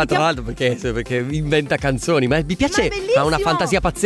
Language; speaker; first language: Italian; native; Italian